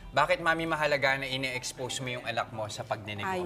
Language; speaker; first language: Filipino; native; Filipino